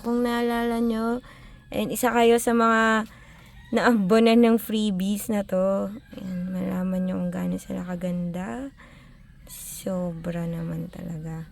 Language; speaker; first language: Filipino; native; Filipino